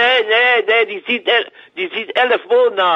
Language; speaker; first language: German; non-native, learner; French